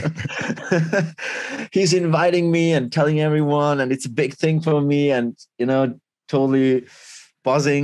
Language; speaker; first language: English; non-native, fluent; Swiss German